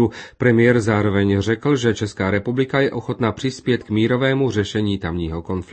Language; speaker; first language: Czech; native; Czech